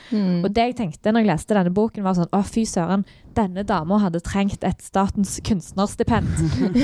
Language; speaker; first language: Norwegian; native; Norwegian